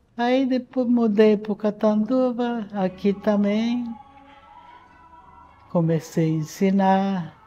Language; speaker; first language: Portuguese; non-native, fluent; Japanese